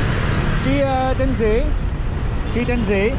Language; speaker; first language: Vietnamese; non-native, learner; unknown